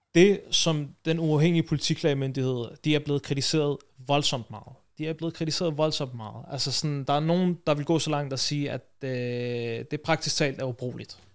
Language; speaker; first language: Danish; early bilingual, other home language; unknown